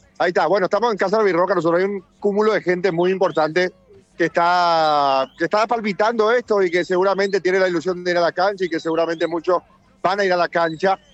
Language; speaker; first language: Spanish; native; Spanish